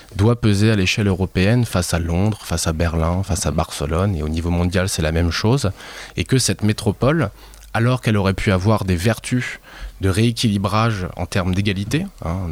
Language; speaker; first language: French; native; French